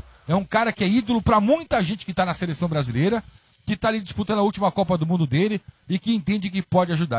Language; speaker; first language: Portuguese; native; Portuguese